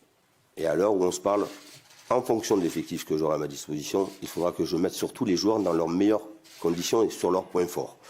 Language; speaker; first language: French; native; French